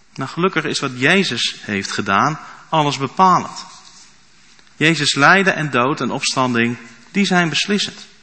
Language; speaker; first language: Dutch; native; Dutch